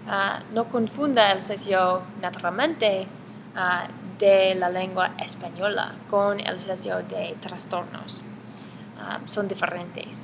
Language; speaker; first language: Spanish; non-native, learner; English